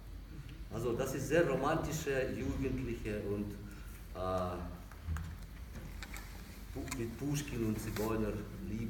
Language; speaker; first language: German; non-native, learner; Russian